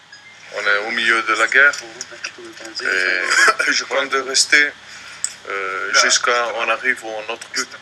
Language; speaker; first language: French; non-native, fluent; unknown